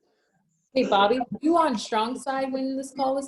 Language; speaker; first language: English; native; English